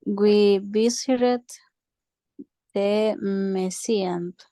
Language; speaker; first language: English; non-native, learner; Spanish